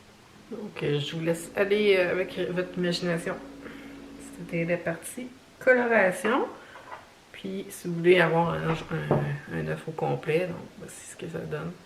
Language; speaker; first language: French; native; French